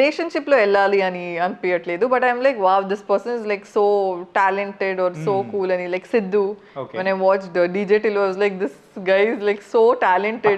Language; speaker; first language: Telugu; non-native, fluent; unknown